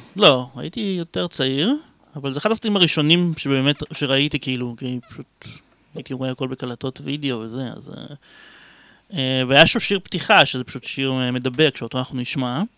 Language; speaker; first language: Hebrew; native; Hebrew